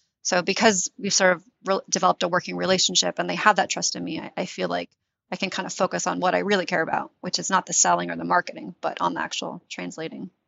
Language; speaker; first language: English; native; English